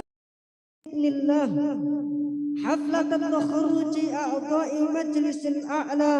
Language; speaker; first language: Arabic; non-native, fluent; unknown